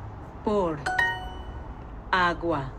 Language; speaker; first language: Spanish; non-native, learner; English